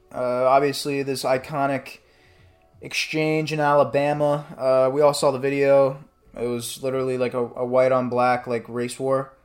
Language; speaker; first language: English; native; English